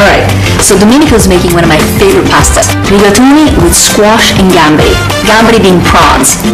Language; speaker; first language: English; early bilingual, other home language; Italian